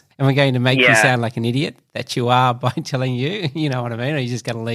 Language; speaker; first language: English; native; English